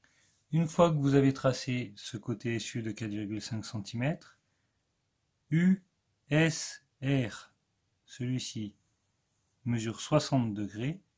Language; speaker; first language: French; native; French